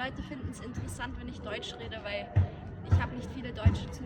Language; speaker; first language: German; early bilingual, other home language; Tibetan